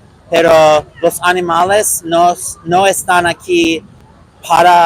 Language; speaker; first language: Spanish; non-native, learner; English